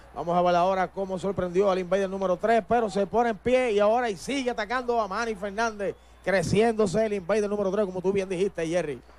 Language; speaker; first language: Spanish; native; Spanish